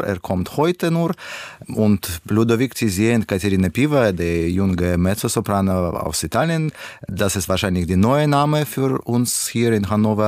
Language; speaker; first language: German; non-native, learner; Russian